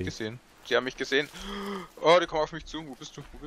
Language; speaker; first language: German; native; German